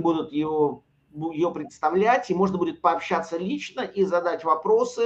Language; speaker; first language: Russian; native; Russian